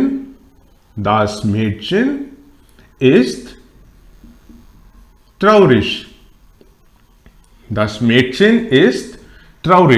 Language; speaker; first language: German; non-native, fluent; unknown